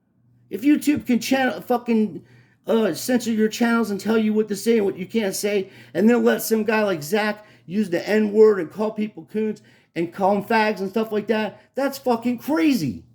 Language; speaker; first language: English; native; English